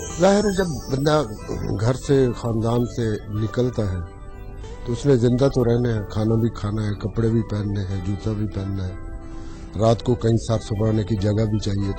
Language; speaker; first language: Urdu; non-native, local second language; Saraiki